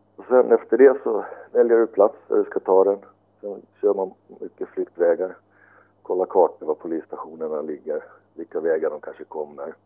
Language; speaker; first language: Swedish; early bilingual, other home language; Finnish